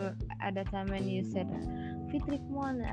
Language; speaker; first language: English; non-native, learner; Indonesian